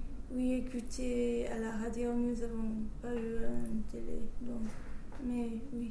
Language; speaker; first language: French; non-native, fluent; English